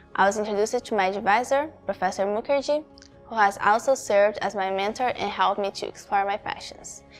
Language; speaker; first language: English; non-native, fluent; Portuguese